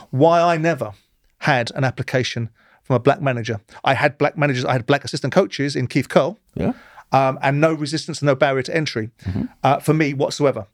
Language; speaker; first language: English; native; English